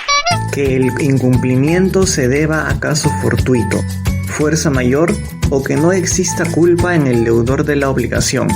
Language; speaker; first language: Spanish; native; Spanish